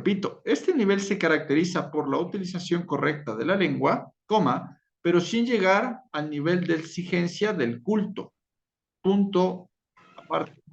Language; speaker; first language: Spanish; native; Spanish